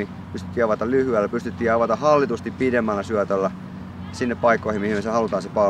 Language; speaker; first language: Finnish; native; Finnish